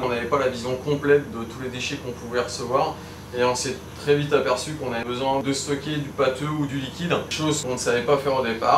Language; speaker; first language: French; native; French